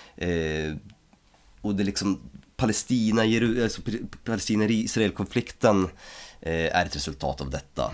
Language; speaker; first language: Swedish; native; Swedish